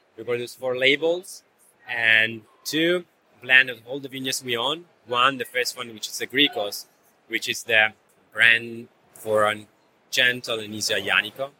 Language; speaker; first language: English; non-native, fluent; Italian